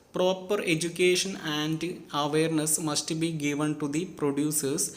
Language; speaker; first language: English; non-native, local second language; Malayalam